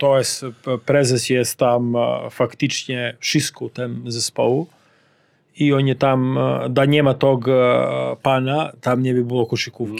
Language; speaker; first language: Polish; non-native, fluent; Serbian